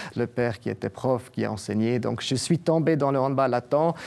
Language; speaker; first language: French; native; French